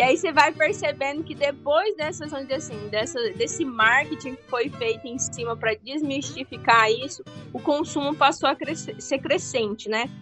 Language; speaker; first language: Portuguese; native; Portuguese